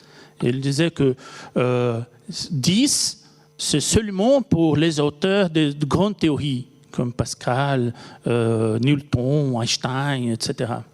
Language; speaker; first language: French; non-native, fluent; Portuguese